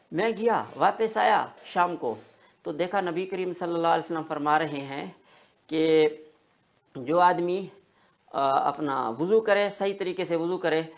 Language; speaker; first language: Urdu; native; Urdu